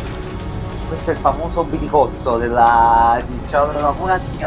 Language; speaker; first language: Italian; native; Italian